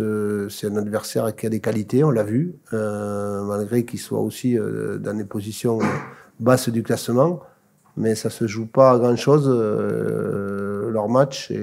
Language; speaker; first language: French; native; French